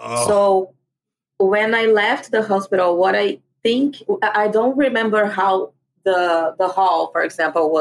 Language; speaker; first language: English; non-native, fluent; Portuguese